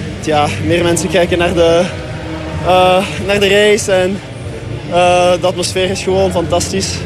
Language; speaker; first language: Dutch; non-native, local second language; French